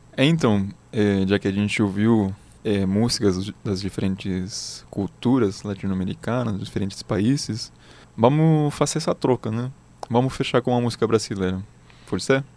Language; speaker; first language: Portuguese; non-native, fluent; Spanish